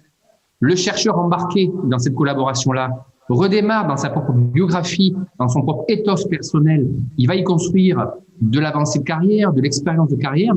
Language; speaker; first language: French; native; French